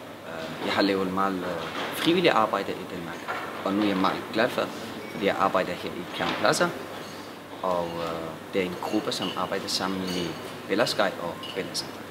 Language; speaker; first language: Danish; non-native, learner; Persian